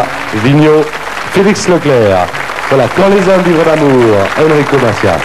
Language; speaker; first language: French; native; French